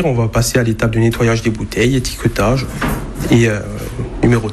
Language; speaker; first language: French; native; French